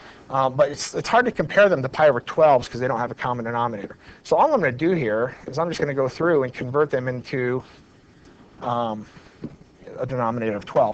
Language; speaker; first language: English; native; English